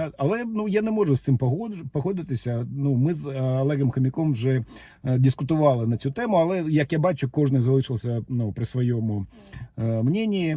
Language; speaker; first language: Ukrainian; native; Ukrainian